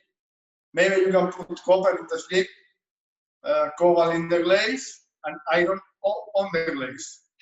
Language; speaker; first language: English; non-native, learner; Spanish